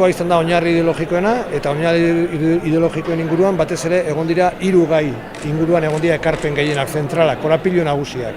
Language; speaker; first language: Basque; native; Basque